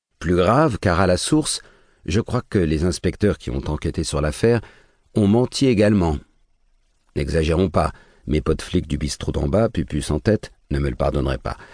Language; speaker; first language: French; native; French